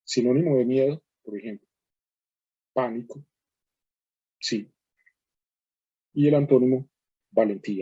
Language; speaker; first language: Spanish; native; Spanish